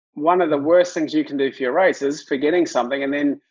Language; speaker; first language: English; native; English